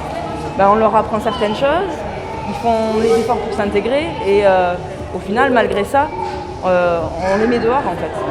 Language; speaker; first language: French; native; French